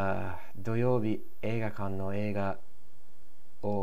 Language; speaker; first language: Japanese; non-native, learner; English